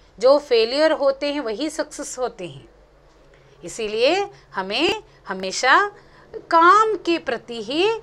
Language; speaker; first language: Hindi; non-native, local second language; Konkani